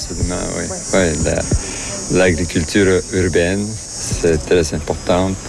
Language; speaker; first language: French; native; French